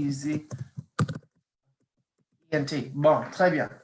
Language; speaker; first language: French; non-native, fluent; English